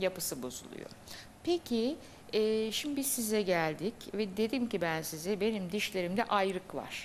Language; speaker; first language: Turkish; native; Turkish